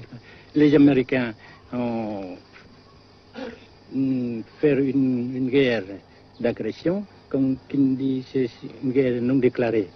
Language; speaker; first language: French; non-native, fluent; Vietnamese